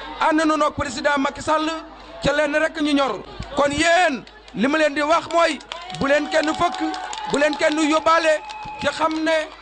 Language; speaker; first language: Wolof; native; Wolof